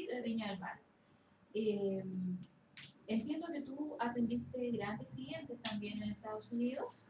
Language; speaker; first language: Spanish; native; Spanish